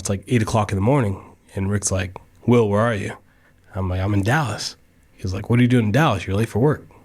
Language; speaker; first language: English; native; English